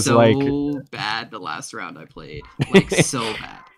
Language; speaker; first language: English; native; English